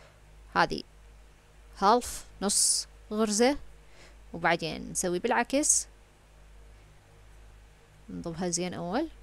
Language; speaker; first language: Arabic; native; Arabic